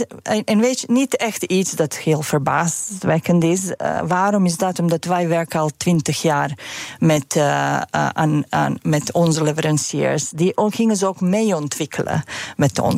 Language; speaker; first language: Dutch; non-native, fluent; Serbian